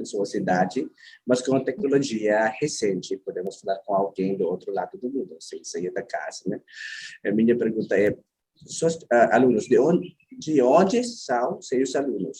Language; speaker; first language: Portuguese; non-native, learner; Filipino